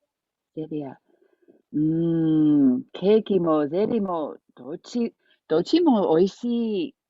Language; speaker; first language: Japanese; non-native, fluent; English